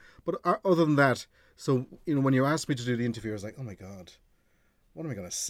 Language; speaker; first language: English; native; English